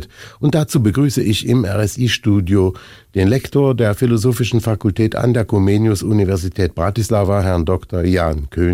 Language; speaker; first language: German; native; German